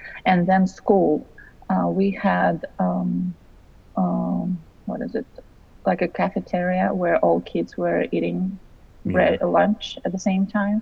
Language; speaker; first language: English; non-native, fluent; Russian